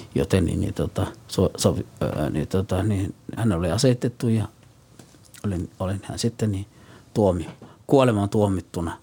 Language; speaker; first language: Finnish; non-native, fluent; Somali